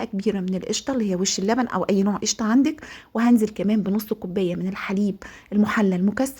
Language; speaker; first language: Arabic; native; Arabic